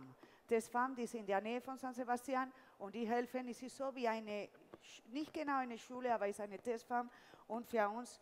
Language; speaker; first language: German; non-native, fluent; Spanish